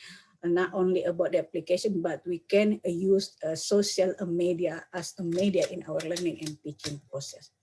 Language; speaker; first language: English; non-native, learner; Indonesian